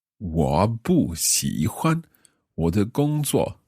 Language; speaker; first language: Chinese; non-native, learner; English